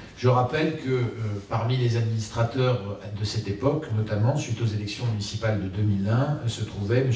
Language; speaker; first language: French; native; French